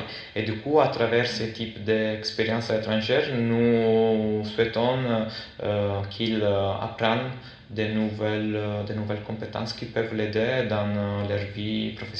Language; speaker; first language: French; non-native, fluent; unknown